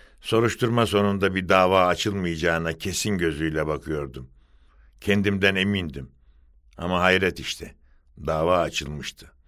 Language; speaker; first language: Turkish; native; Turkish